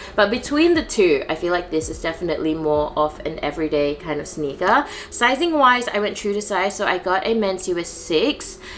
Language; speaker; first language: English; non-native, local second language; Chinese